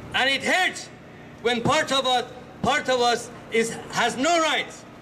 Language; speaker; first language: English; non-native, fluent; Persian